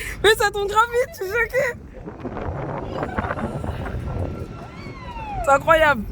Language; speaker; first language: French; native; French